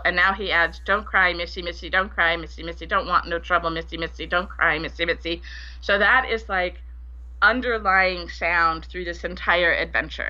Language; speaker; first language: English; native; English